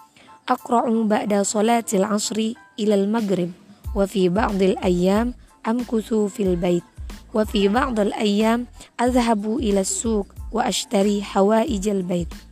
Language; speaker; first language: Arabic; non-native, learner; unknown